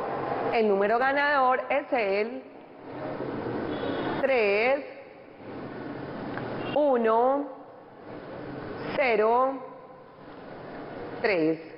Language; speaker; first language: Spanish; native; Spanish